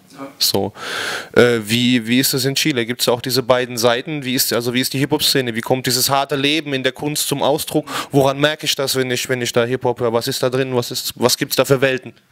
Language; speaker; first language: German; native; German